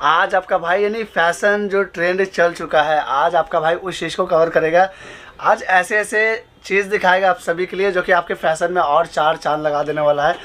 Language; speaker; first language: Hindi; native; Hindi